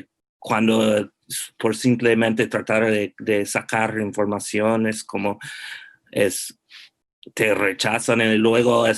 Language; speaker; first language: Spanish; non-native, fluent; English